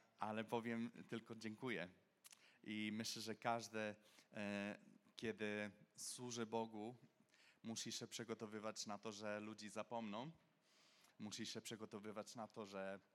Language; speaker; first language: Polish; non-native, fluent; English